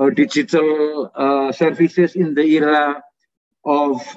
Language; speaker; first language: English; non-native, fluent; Indonesian